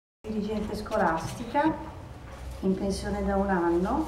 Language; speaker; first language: Italian; native; Italian